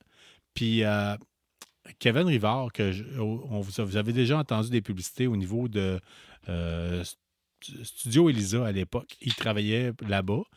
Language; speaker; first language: French; native; French